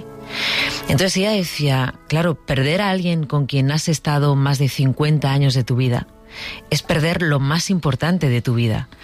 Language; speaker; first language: Spanish; native; Spanish